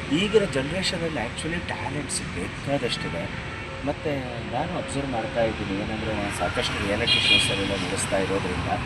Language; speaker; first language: Kannada; native; Kannada